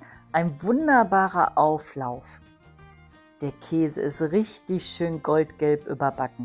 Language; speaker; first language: German; native; German